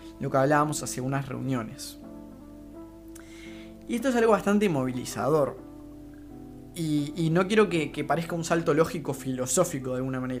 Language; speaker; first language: Spanish; native; Spanish